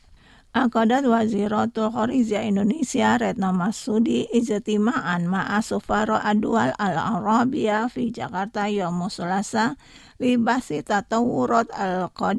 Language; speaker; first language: Arabic; non-native, fluent; Indonesian